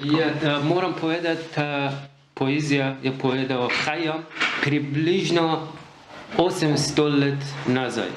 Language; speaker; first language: Slovenian; non-native, learner; Persian